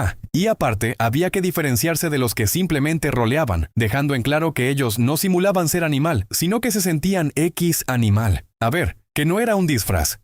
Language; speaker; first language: Spanish; native; Spanish